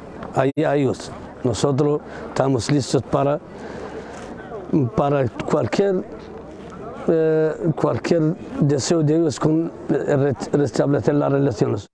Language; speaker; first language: Spanish; non-native, local second language; Arabic